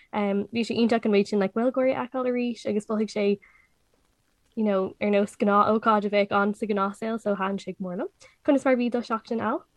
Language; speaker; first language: Irish; non-native, local second language; English